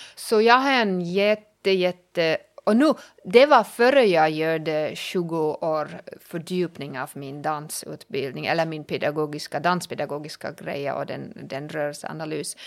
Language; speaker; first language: Swedish; non-native, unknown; German